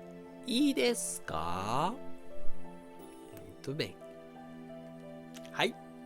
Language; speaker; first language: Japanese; non-native, fluent; Portuguese